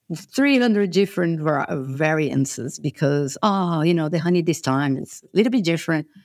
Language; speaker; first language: English; non-native, fluent; Portuguese